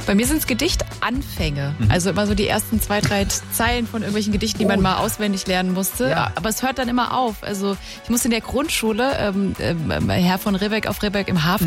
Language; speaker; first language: German; native; German